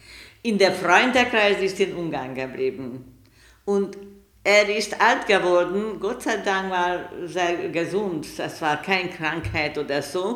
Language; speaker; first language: German; non-native, learner; Hungarian